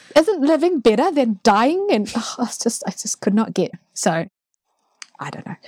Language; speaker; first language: English; native; English